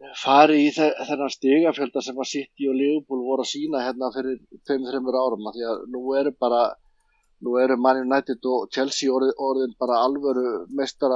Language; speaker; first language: Icelandic; native; Icelandic